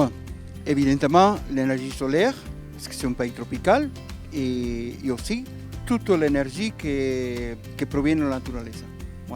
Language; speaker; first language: French; non-native, learner; Spanish